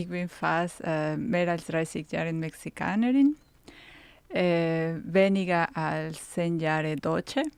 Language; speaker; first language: German; non-native, fluent; Spanish